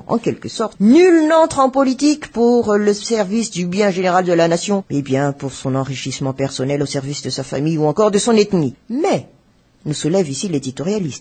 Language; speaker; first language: French; non-native, local second language; Malagasy